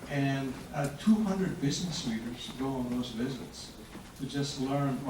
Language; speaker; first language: English; non-native, fluent; Greek